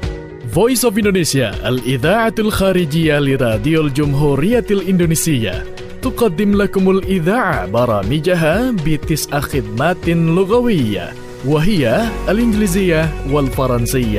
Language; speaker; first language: Arabic; non-native, fluent; Indonesian